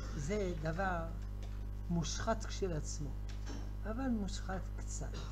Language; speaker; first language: Hebrew; non-native, fluent; French